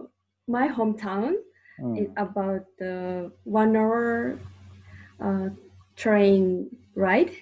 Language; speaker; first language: English; non-native, learner; Japanese